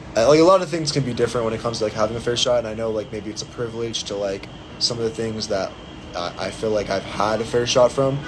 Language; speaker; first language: English; native; English